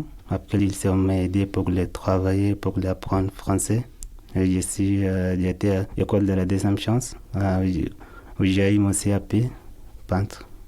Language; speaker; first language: French; non-native, learner; Arabic